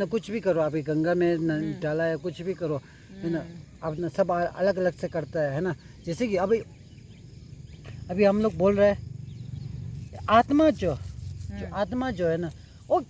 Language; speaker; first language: Hindi; non-native, local second language; Tibetan